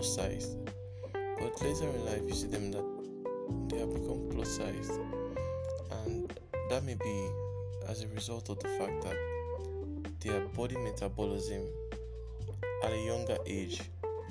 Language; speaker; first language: English; non-native, local second language; Yoruba